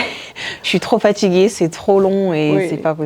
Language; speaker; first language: French; native; French